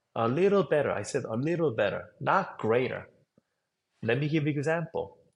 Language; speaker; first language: English; non-native, fluent; Korean